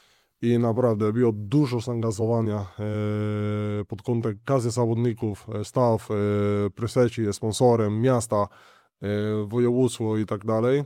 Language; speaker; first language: Polish; non-native, learner; Spanish